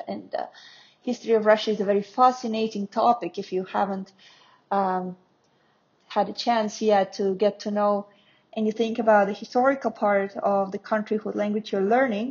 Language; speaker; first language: English; non-native, fluent; Russian